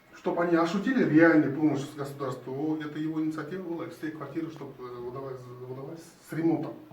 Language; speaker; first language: Russian; non-native, local second language; Kyrgyz